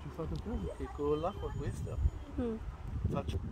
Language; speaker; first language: Italian; native; Italian